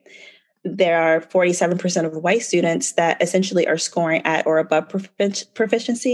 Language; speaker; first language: English; native; English